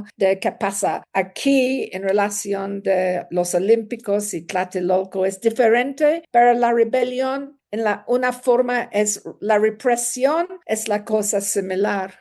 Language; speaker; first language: Spanish; non-native, learner; English